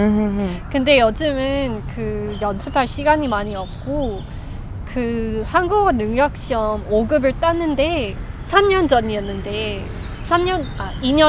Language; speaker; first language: Korean; non-native, fluent; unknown